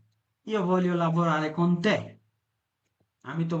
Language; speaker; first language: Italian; non-native, fluent; Bangla